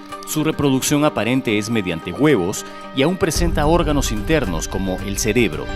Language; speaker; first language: Spanish; native; Spanish